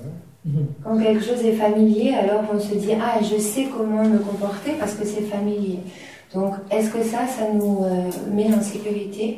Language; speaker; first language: French; native; French